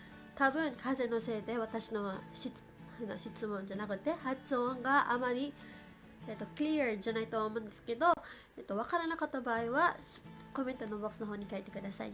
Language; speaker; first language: Japanese; non-native, fluent; Filipino